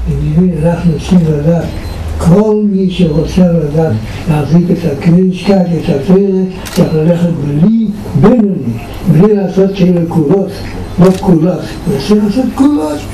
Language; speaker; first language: Hebrew; non-native, fluent; Yiddish